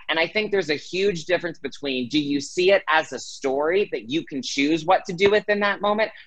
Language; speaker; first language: English; native; English